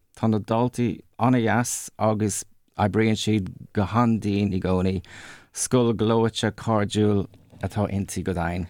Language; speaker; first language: Irish; non-native, local second language; English